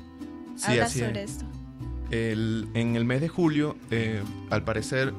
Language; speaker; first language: Spanish; native; Spanish